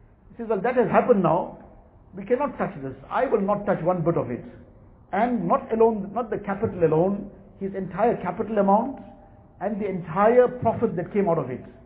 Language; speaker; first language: English; native; English